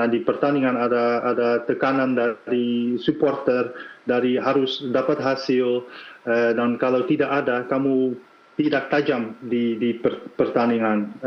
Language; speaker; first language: Indonesian; non-native, fluent; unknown